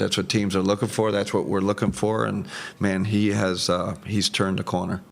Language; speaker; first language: English; native; English